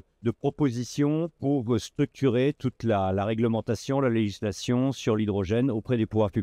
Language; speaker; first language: French; native; French